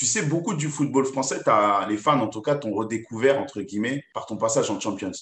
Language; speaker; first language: French; native; French